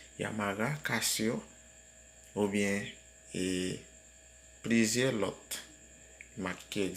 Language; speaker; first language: French; non-native, learner; Haitian Creole